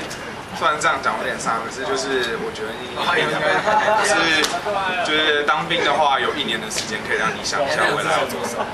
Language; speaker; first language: Chinese; non-native, local second language; Cantonese